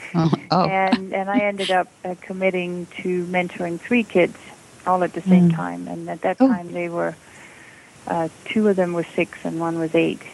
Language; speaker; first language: English; non-native, fluent; Danish